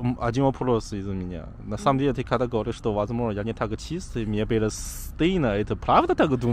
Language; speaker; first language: Russian; non-native, learner; Chinese